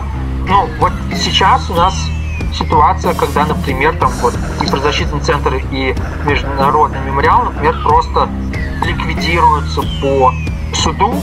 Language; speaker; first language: Russian; native; Russian